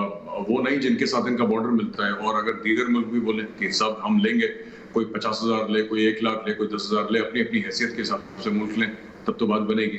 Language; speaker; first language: Hindi; native; Hindi